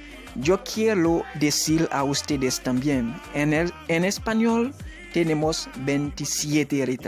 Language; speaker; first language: Spanish; non-native, learner; Haitian Creole